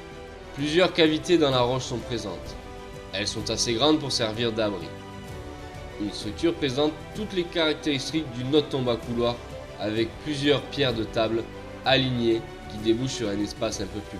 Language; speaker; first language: French; native; French